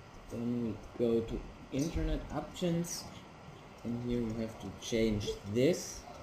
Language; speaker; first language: English; non-native, learner; German